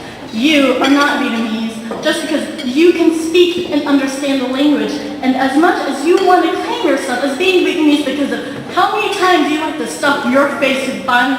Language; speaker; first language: English; early bilingual, heritage; Vietnamese